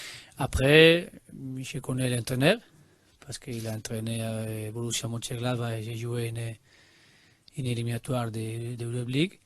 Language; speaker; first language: French; non-native, learner; Spanish